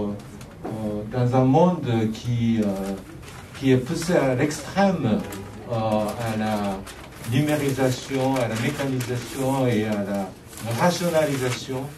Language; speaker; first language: French; non-native, fluent; Japanese